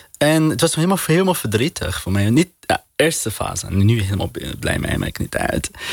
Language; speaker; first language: Dutch; non-native, learner; Arabic